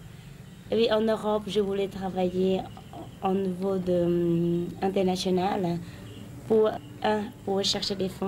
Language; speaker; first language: French; non-native, learner; Khmer